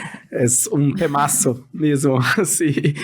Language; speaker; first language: Spanish; non-native, fluent; Portuguese